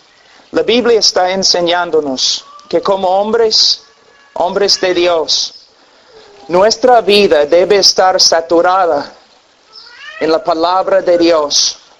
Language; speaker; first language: Spanish; non-native, fluent; English